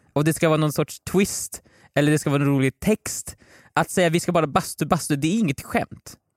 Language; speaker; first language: Swedish; native; Swedish